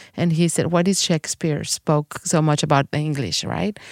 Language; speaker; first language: English; non-native, fluent; Spanish